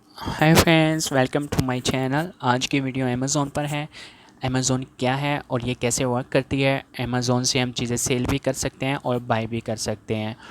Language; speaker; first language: Urdu; non-native, local second language; Punjabi